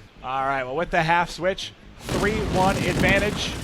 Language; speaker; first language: English; native; English